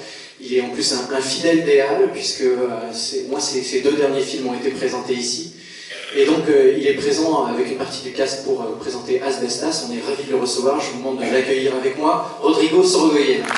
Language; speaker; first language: French; native; French